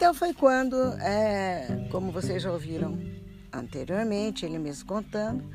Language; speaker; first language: Portuguese; native; Portuguese